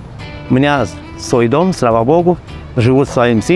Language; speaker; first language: Russian; non-native, fluent; Spanish